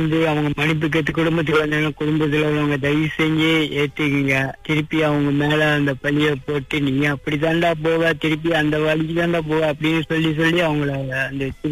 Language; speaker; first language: Tamil; early bilingual, heritage; Tamil